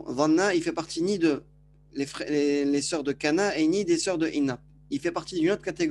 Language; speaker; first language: French; native; French